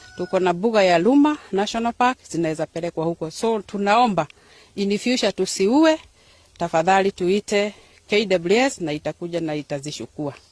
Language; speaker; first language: Swahili; non-native, local second language; Kikuyu